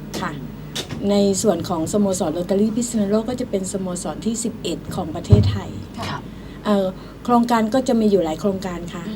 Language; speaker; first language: Thai; native; Thai